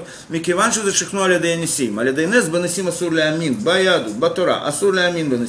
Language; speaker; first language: Hebrew; non-native, fluent; Russian